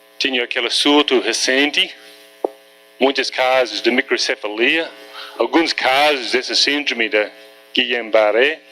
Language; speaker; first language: Portuguese; non-native, fluent; English